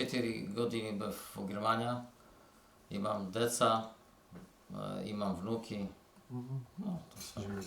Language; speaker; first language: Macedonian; early bilingual, heritage; Polish